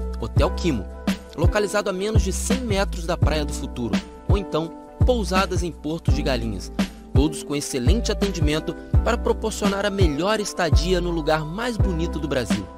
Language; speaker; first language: Portuguese; native; Portuguese